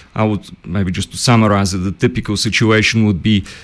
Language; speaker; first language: English; early bilingual, other home language; Bulgarian